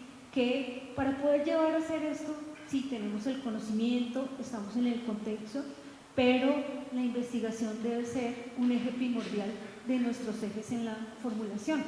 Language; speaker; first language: Spanish; native; Spanish